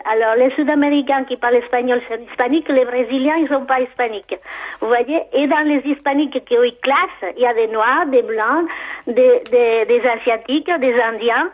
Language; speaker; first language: French; non-native, fluent; Spanish